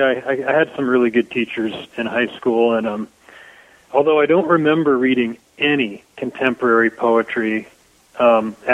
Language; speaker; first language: English; native; English